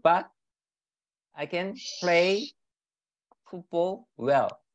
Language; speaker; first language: English; non-native, learner; Korean